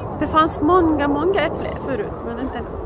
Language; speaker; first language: Swedish; non-native, learner; Indonesian